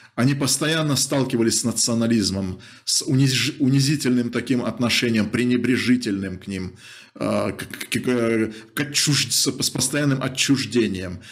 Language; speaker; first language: Russian; native; Russian